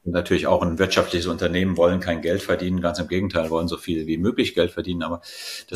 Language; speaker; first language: German; native; German